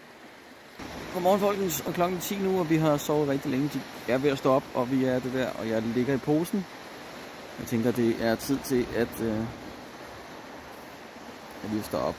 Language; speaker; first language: Danish; native; Danish